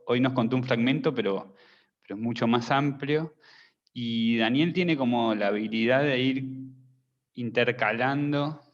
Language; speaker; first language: Spanish; native; Spanish